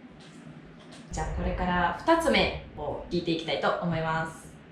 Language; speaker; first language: Japanese; non-native, fluent; Russian